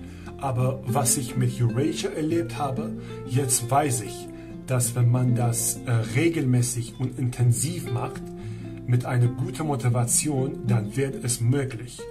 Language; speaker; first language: German; non-native, learner; Persian